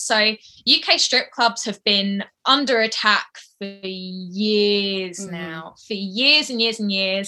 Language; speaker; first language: English; native; English